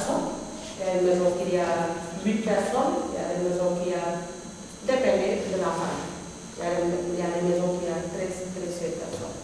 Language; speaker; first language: French; non-native, learner; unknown